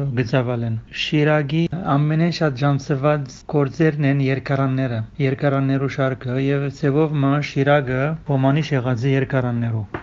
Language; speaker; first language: Armenian; early bilingual, heritage; Armenian